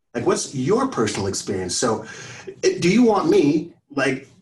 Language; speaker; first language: English; native; English